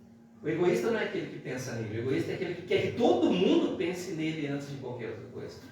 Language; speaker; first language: Portuguese; native; Portuguese